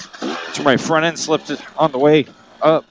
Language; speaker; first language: English; native; English